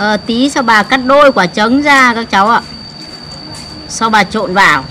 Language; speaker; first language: Vietnamese; native; Vietnamese